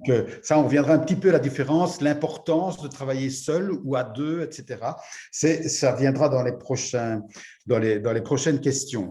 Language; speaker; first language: French; native; French